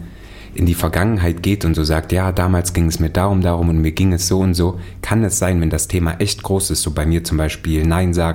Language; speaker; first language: German; native; German